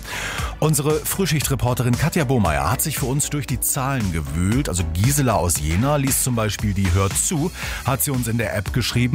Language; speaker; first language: German; native; German